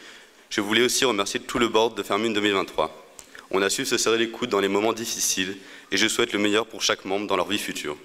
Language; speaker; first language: French; native; French